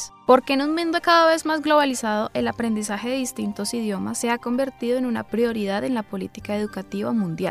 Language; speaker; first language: Spanish; native; Spanish